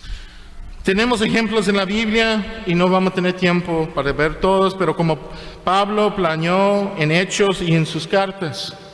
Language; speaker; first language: Spanish; non-native, fluent; English